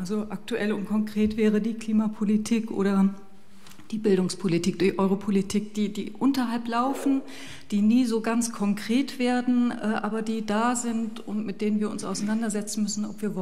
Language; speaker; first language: German; native; German